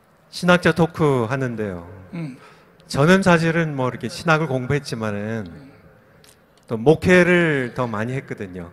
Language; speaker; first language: Korean; native; Korean